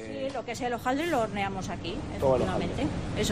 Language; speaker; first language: Spanish; native; Spanish